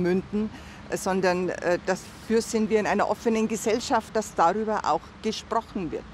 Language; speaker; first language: German; native; German